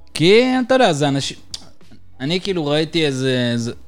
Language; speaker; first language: Hebrew; early bilingual, other home language; Russian